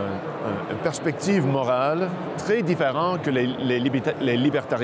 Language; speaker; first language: French; non-native, local second language; English